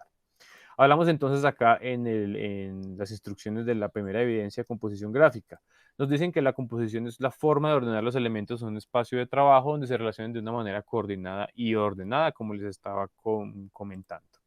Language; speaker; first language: Spanish; native; Spanish